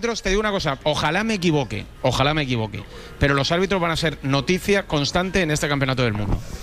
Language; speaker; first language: Spanish; native; Spanish